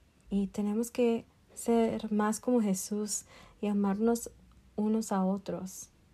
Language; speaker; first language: Spanish; early bilingual, other home language; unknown